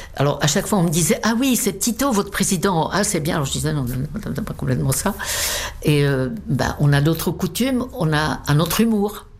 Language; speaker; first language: French; non-native, fluent; Czech